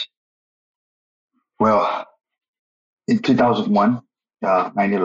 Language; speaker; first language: English; native; English